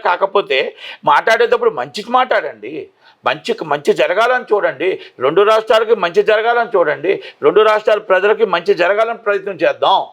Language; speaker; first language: Telugu; native; Telugu